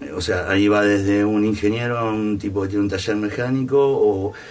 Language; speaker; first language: Spanish; native; Spanish